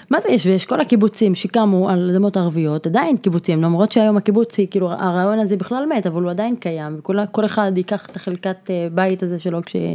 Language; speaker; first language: Hebrew; non-native, local second language; Arabic